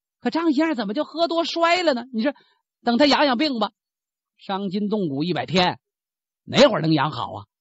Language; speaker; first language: Chinese; native; Chinese